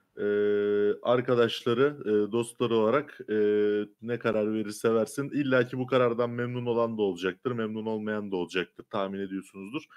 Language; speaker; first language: Turkish; native; Turkish